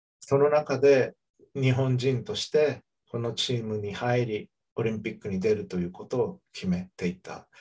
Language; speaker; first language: Japanese; native; Japanese